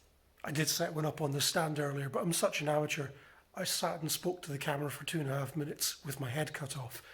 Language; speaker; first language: English; native; English